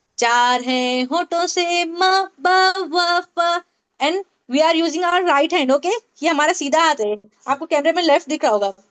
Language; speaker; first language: Urdu; native; Urdu